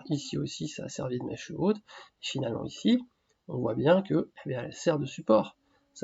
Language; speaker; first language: French; native; French